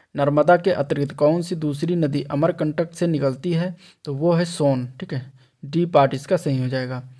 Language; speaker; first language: Hindi; native; Hindi